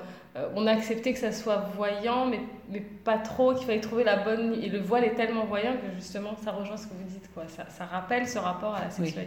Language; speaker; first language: French; native; French